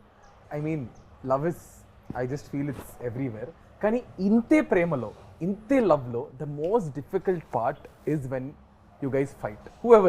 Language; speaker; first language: Telugu; native; Telugu